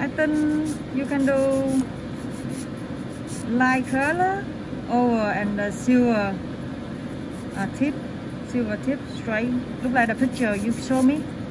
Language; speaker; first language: English; non-native, learner; Vietnamese